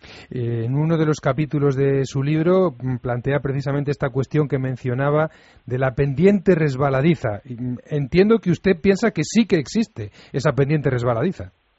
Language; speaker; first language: Spanish; native; Spanish